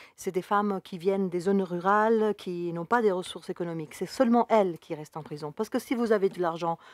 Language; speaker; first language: French; non-native, fluent; Spanish